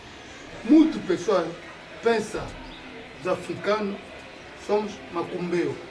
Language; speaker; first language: Portuguese; non-native, learner; Lingala